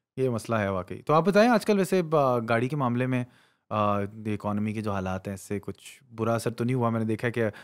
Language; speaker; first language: Urdu; native; Urdu